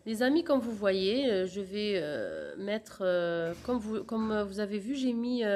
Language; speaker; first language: French; non-native, local second language; Arabic